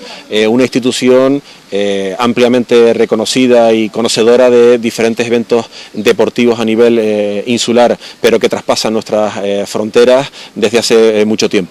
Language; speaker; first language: Spanish; native; Spanish